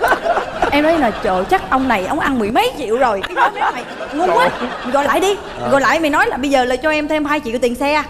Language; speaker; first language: Vietnamese; native; Vietnamese